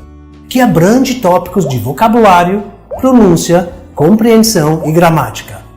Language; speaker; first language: Portuguese; non-native, fluent; English